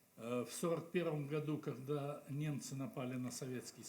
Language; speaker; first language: Russian; native; Russian